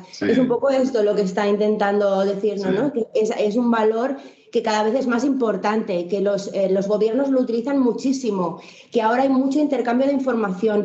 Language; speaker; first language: Spanish; native; Spanish